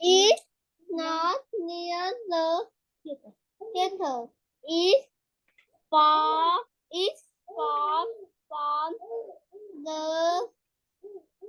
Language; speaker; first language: English; non-native, learner; Vietnamese